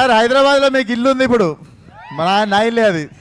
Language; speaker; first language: Telugu; native; Telugu